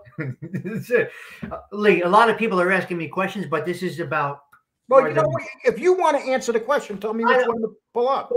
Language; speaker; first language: English; native; English